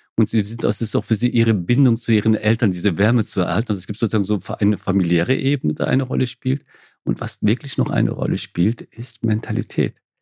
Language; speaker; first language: German; early bilingual, other home language; Kurdish